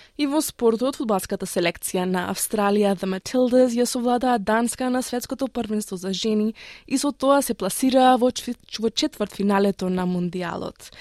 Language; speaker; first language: Macedonian; native; Macedonian